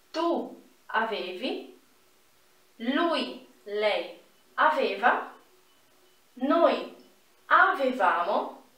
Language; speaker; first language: Italian; non-native, fluent; Portuguese